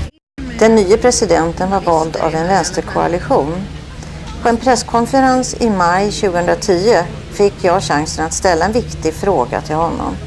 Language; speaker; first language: Swedish; native; Swedish